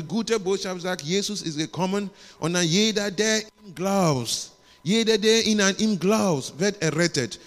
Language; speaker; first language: German; non-native, learner; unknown